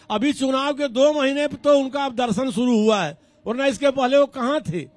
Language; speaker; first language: Hindi; native; Hindi